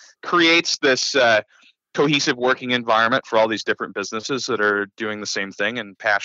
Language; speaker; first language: English; native; English